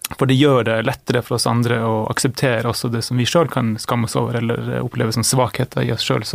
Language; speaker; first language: Norwegian; native; Norwegian